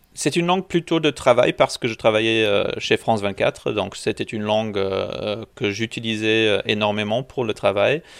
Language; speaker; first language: French; non-native, local second language; English